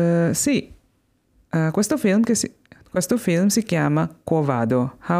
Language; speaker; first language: Italian; non-native, fluent; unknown